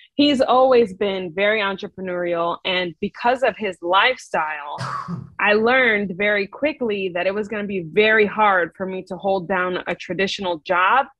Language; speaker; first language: English; native; English